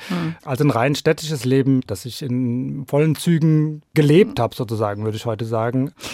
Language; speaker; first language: German; early bilingual, other home language; Norwegian